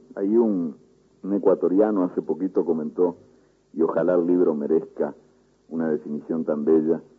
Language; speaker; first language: Spanish; native; Spanish